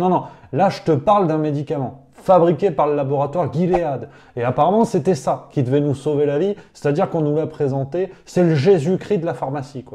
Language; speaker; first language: French; native; French